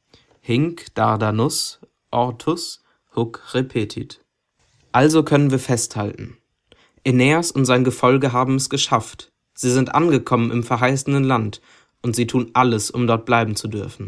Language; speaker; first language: German; native; German